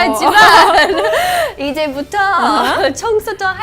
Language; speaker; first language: Korean; non-native, fluent; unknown